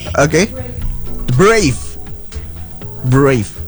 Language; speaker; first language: English; non-native, learner; Indonesian